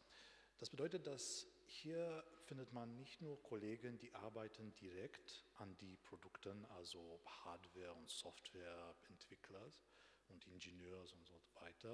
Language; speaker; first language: German; non-native, fluent; Romanian